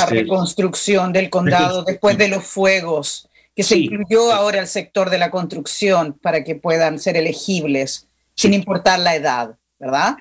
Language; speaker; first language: Spanish; native; Spanish